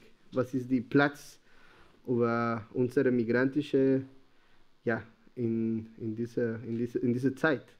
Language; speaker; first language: German; non-native, learner; Spanish